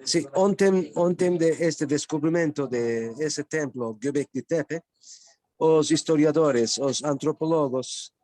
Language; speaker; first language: Portuguese; non-native, learner; Turkish